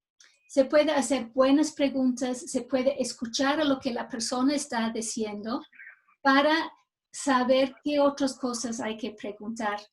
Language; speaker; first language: Spanish; non-native, fluent; English